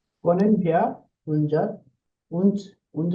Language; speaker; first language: German; non-native, learner; Bangla